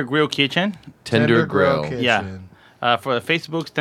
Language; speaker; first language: English; non-native, fluent; Portuguese